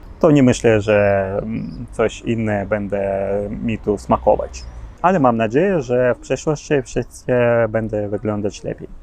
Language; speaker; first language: Polish; non-native, learner; Ukrainian